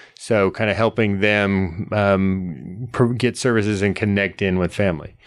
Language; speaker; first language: English; native; English